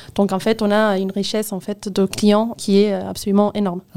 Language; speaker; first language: French; non-native, fluent; Spanish